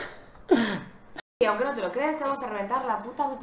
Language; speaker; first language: Spanish; native; Spanish